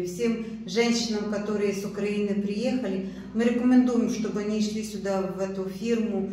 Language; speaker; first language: Russian; non-native, local second language; Ukrainian